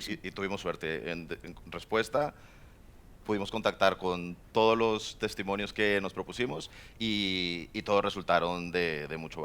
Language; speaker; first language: Spanish; native; Spanish